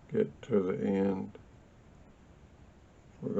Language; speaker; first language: English; native; English